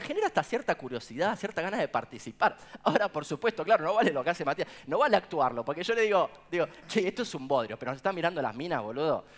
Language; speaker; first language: Spanish; native; Spanish